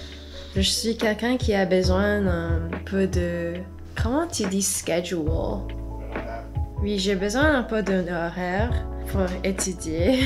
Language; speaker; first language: French; non-native, learner; English